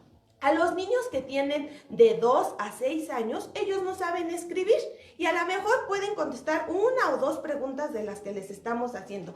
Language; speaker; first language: Spanish; native; Spanish